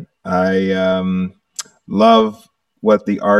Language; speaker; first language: English; native; English